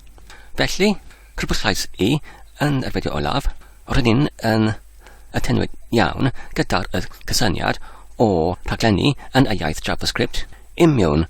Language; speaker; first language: Welsh; non-native, learner; English